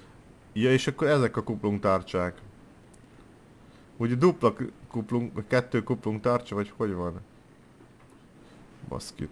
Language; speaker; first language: Hungarian; native; Hungarian